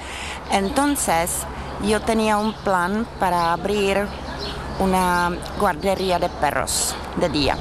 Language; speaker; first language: Spanish; non-native, learner; Czech